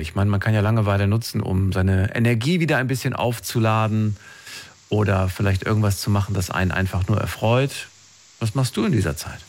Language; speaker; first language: German; native; German